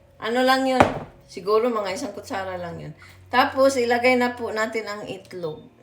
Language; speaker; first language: Filipino; non-native, local second language; Cebuano